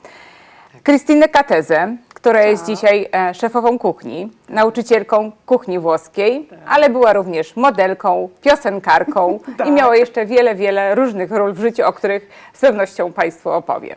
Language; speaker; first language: Polish; native; Polish